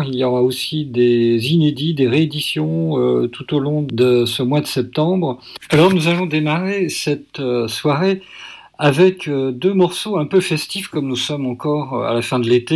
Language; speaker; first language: French; native; French